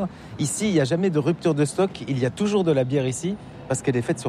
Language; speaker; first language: French; native; French